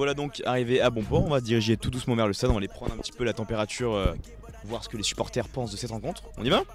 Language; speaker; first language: French; native; French